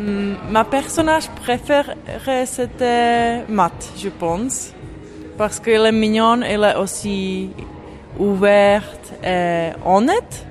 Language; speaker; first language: French; non-native, learner; Czech